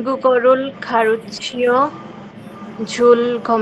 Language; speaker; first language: Korean; non-native, learner; Bangla